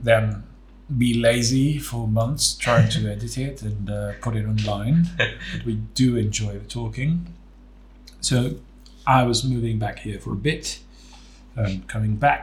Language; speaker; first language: English; non-native, fluent; Greek